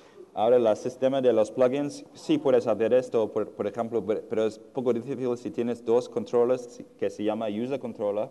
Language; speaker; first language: Spanish; non-native, fluent; English